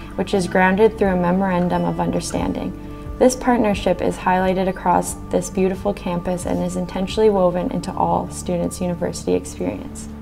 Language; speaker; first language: English; native; English